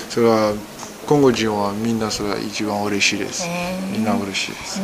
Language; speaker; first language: Japanese; non-native, learner; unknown